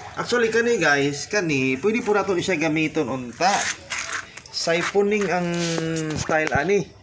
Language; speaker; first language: Cebuano; native; Cebuano